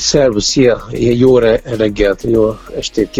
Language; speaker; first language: Hungarian; early bilingual, heritage; Hungarian